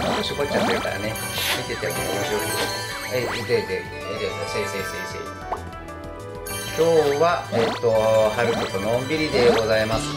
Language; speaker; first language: Japanese; native; Japanese